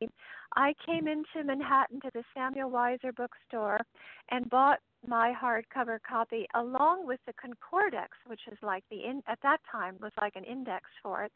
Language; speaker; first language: English; native; English